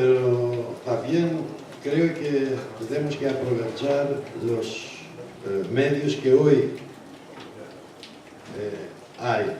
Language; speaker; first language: Spanish; non-native, learner; Greek